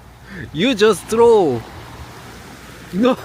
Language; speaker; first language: English; non-native, learner; Korean